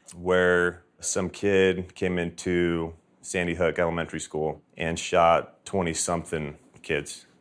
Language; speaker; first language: English; native; English